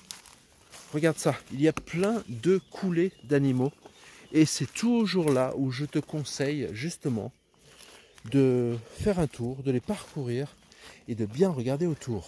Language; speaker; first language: French; native; French